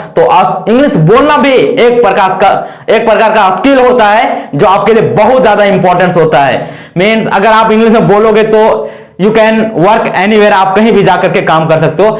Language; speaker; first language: Hindi; native; Hindi